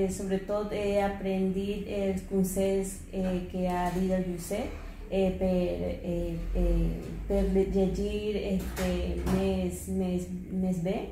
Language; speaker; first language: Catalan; non-native, learner; Spanish